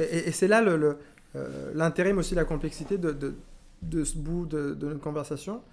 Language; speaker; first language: French; non-native, local second language; Kinyarwanda